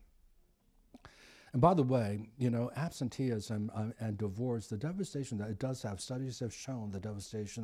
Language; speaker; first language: English; native; English